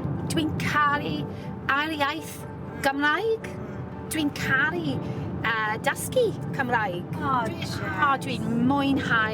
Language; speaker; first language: Welsh; non-native, learner; English